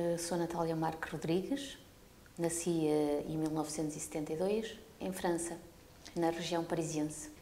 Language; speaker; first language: Portuguese; early bilingual, heritage; Portuguese